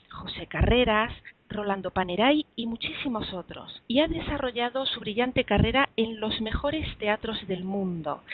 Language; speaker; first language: Spanish; native; Spanish